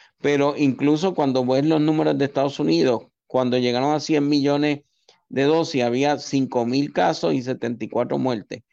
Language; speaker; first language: Spanish; native; Spanish